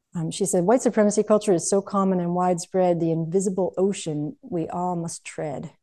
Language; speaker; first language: English; native; English